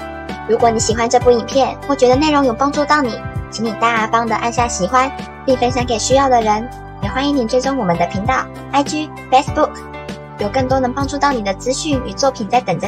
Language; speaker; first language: Chinese; native; Chinese